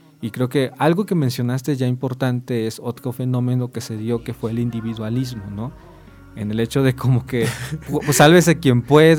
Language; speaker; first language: Spanish; native; Spanish